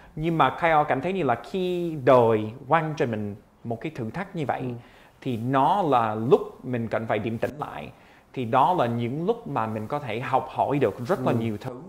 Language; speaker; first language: Vietnamese; non-native, fluent; English